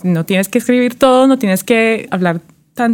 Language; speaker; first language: Spanish; early bilingual, heritage; Spanish